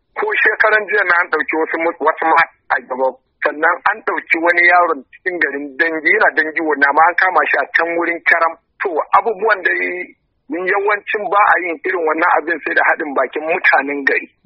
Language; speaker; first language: Hausa; native; Hausa